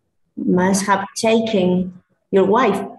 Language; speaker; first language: English; non-native, learner; Spanish